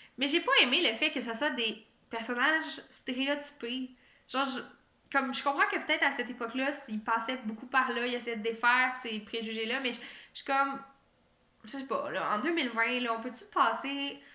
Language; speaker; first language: French; native; French